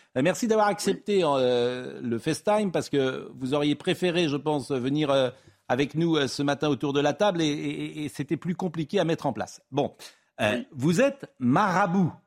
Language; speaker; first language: French; native; French